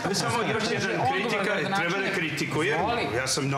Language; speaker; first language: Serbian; non-native, learner; English